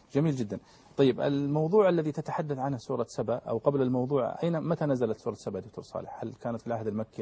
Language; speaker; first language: Arabic; native; Arabic